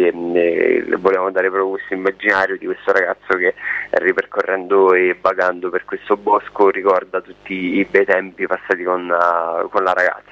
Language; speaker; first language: Italian; native; Italian